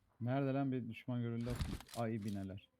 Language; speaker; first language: Turkish; native; Turkish